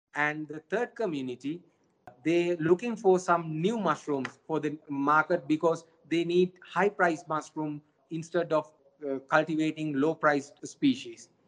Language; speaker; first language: English; non-native, local second language; Sinhala